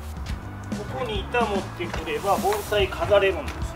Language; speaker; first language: Japanese; native; Japanese